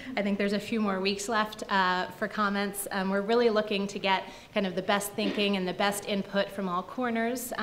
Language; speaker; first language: English; native; English